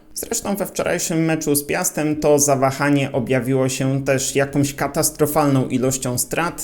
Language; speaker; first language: Polish; native; Polish